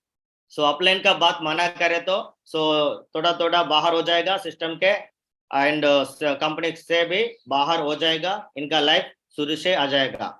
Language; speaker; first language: Hindi; non-native, local second language; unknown